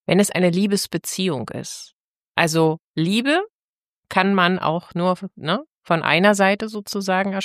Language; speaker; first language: German; native; German